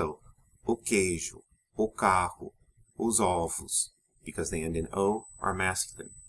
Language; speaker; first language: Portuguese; non-native, fluent; English